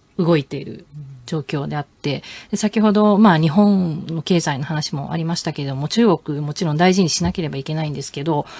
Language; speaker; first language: Japanese; native; Japanese